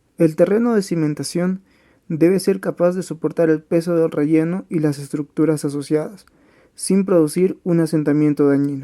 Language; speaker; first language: Spanish; native; Spanish